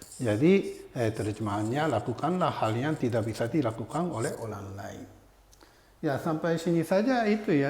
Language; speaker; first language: Indonesian; non-native, fluent; Japanese